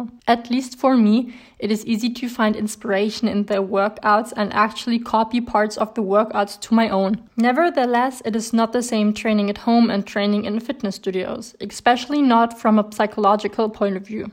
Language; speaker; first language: English; non-native, fluent; German